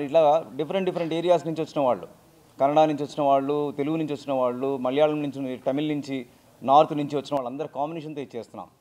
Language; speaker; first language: Telugu; native; Telugu